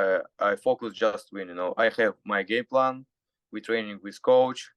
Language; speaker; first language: English; non-native, learner; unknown